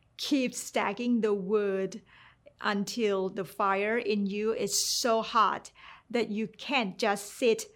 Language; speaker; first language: English; non-native, fluent; Thai